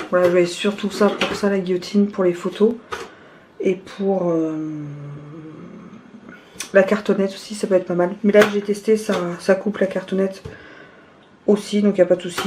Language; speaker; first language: French; native; French